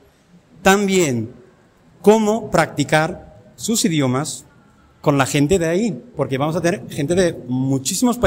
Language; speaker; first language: Spanish; non-native, fluent; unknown